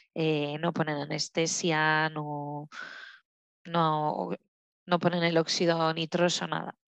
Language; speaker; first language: Spanish; native; Spanish